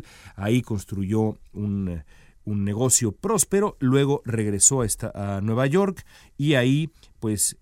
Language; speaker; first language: Spanish; native; Spanish